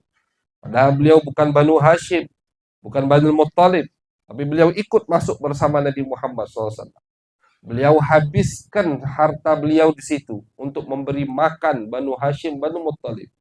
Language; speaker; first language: Indonesian; native; Indonesian